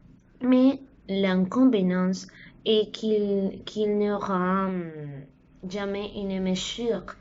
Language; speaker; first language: French; non-native, learner; Spanish